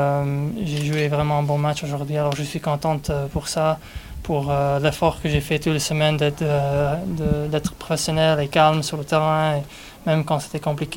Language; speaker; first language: French; non-native, fluent; English